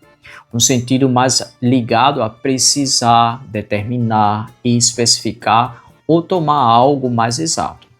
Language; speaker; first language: Portuguese; non-native, fluent; Spanish